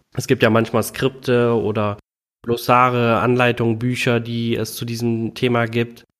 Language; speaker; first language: German; early bilingual, other home language; Tamil